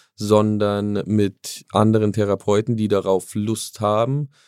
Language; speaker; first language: German; native; German